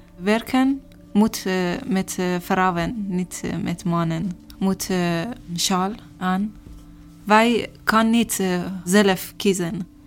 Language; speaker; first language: Dutch; non-native, learner; Persian